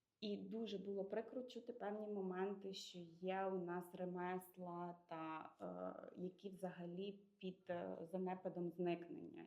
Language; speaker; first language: Ukrainian; native; Ukrainian